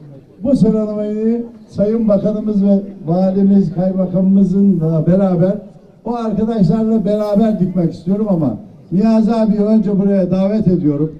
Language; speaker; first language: Turkish; native; Turkish